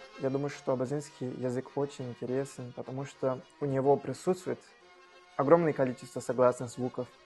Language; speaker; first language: Russian; non-native, fluent; Portuguese